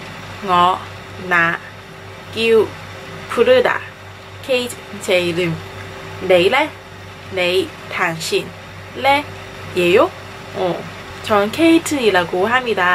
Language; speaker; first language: Korean; non-native, fluent; Cantonese